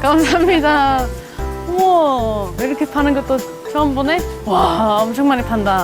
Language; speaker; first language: Korean; non-native, fluent; English